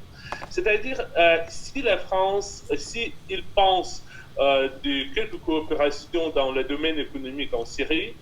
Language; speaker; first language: French; non-native, fluent; Russian